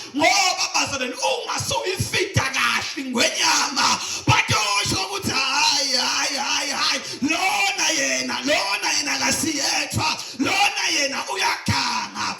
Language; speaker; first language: Zulu; non-native, local second language; Swati